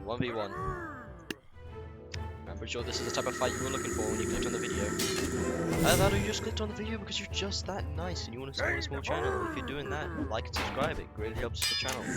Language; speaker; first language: English; native; English